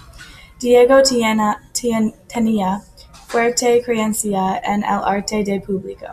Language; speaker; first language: Spanish; non-native, learner; English